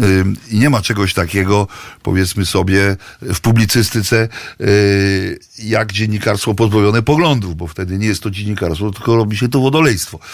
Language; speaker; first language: Polish; native; Polish